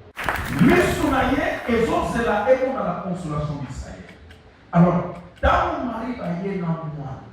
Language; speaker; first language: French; non-native, local second language; Lingala